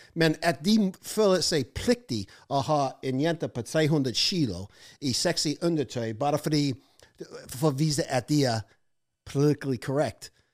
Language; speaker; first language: Norwegian; non-native, fluent; English